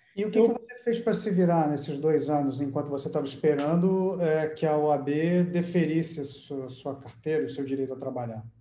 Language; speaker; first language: Portuguese; native; Portuguese